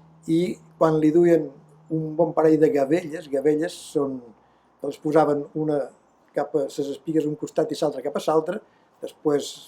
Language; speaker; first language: Catalan; native; Catalan